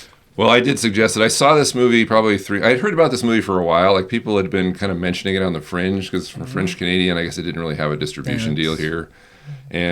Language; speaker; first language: English; native; English